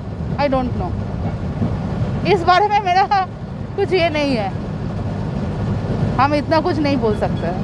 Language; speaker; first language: Hindi; non-native, local second language; Bangla